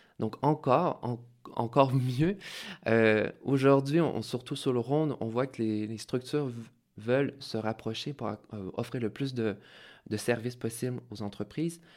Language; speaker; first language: French; native; French